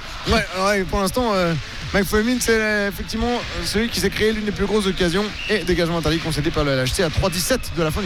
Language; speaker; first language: French; native; French